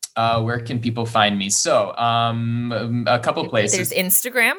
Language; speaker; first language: English; early bilingual, other home language; Persian